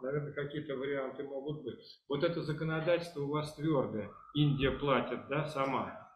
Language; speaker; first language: Russian; native; Russian